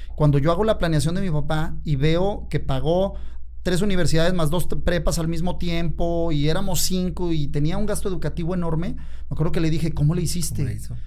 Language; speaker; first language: Spanish; native; Spanish